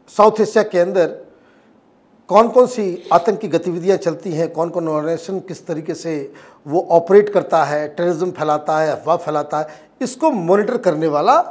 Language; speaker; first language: Hindi; native; Hindi